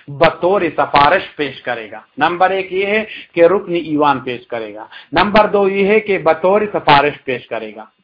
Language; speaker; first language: Urdu; non-native, local second language; Pashto